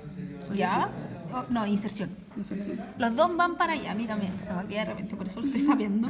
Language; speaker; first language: Spanish; native; Spanish